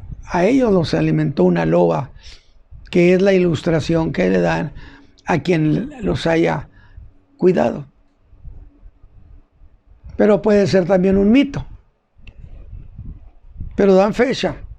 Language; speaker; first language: Spanish; native; Spanish